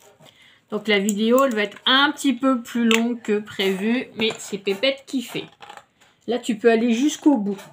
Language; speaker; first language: French; native; French